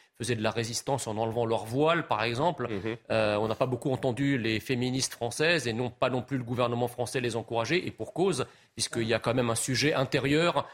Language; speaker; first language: French; early bilingual, other home language; Arabic